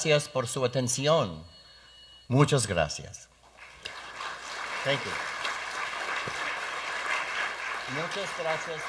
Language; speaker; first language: Spanish; non-native, learner; English